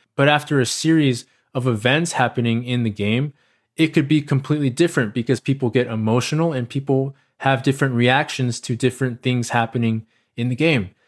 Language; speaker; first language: English; native; English